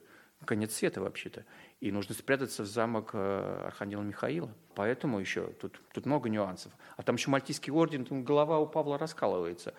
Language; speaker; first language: Russian; native; Russian